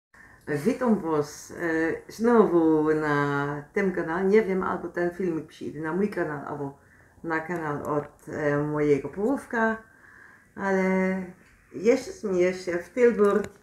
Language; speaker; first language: Polish; non-native, learner; Dutch